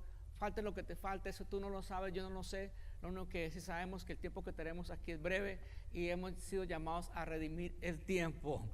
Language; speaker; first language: Spanish; native; Spanish